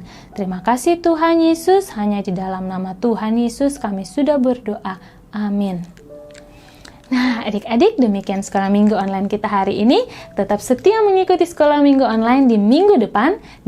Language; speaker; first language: Indonesian; native; Indonesian